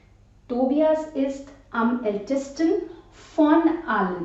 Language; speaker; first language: German; non-native, fluent; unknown